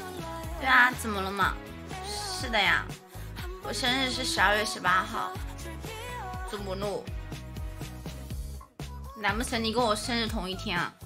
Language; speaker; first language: Chinese; native; Chinese